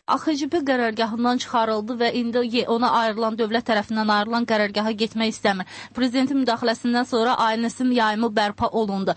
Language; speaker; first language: Azerbaijani; native; Azerbaijani